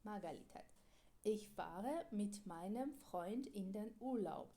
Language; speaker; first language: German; non-native, fluent; Georgian